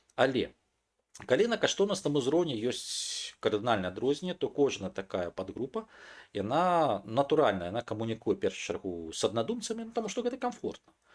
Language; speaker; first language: Belarusian; non-native, local second language; Russian